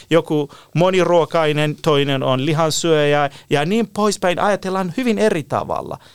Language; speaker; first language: Finnish; non-native, fluent; Persian